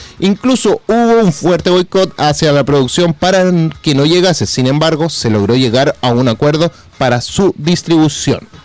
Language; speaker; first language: Spanish; native; Spanish